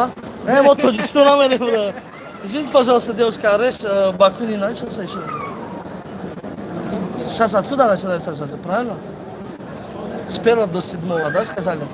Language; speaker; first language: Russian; non-native, local second language; Tajik